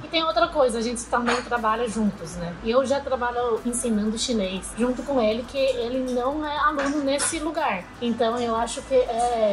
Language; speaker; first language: Portuguese; non-native, fluent; Chinese